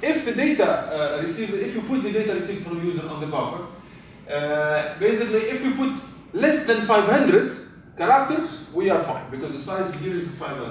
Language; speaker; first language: English; non-native, fluent; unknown